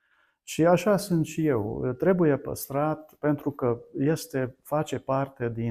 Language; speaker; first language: Romanian; non-native, local second language; Hungarian